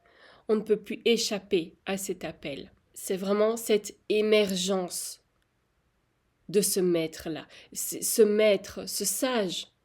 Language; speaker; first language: French; native; French